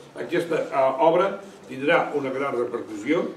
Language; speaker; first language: Catalan; native; Catalan